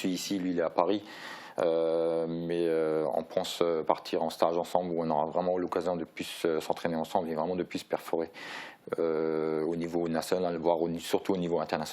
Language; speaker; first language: French; native; French